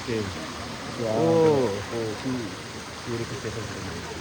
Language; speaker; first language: English; non-native, learner; Balinese